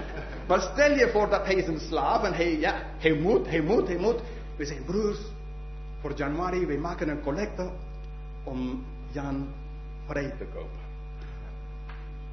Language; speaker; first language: Dutch; non-native, fluent; English